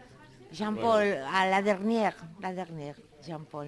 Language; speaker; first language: French; non-native, learner; Spanish